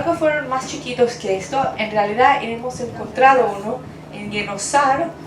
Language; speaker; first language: Spanish; non-native, fluent; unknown